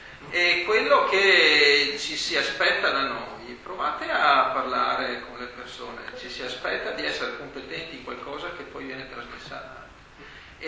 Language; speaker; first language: Italian; native; Italian